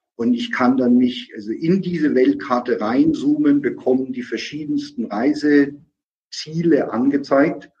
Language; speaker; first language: German; native; German